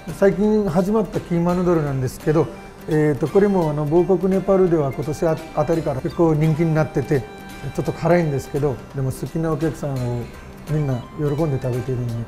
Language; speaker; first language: Japanese; non-native, fluent; Nepali